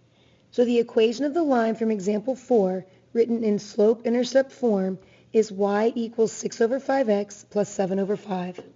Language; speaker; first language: English; native; English